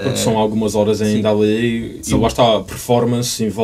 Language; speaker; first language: Portuguese; native; Portuguese